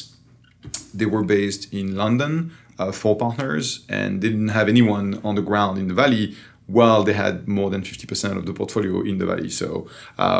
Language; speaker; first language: English; non-native, fluent; French